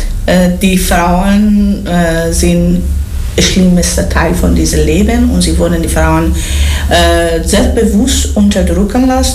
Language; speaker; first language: German; non-native, learner; Persian